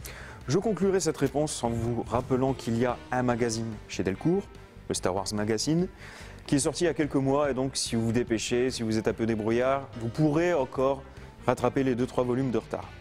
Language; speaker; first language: French; native; French